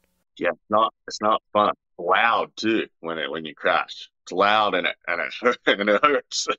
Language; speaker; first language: English; native; English